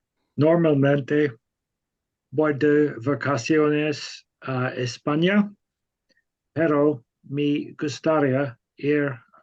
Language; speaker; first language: Spanish; non-native, learner; English